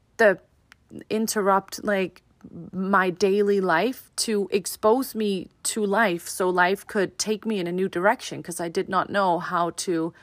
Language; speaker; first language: English; non-native, fluent; Danish